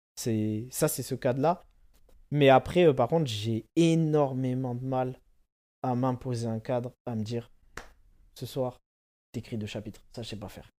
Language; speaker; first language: French; native; French